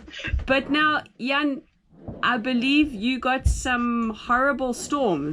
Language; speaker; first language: English; non-native, learner; French